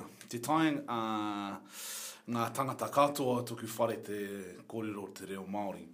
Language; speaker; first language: Māori; non-native, local second language; English